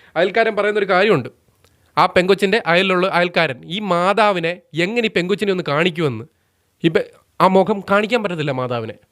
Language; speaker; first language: Malayalam; native; Malayalam